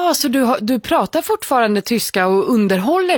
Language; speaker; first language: Swedish; native; Swedish